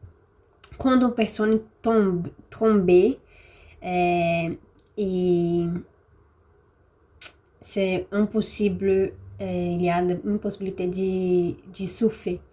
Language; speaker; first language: French; non-native, learner; Portuguese